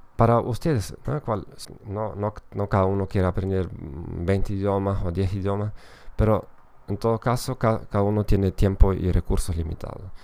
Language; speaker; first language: Spanish; non-native, fluent; German